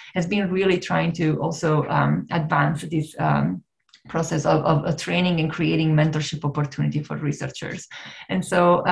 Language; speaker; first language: English; non-native, fluent; Italian